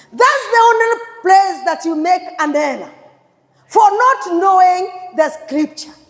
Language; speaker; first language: English; non-native, local second language; Swahili